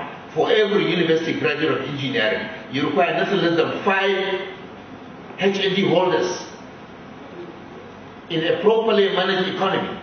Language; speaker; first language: English; non-native, local second language; Hausa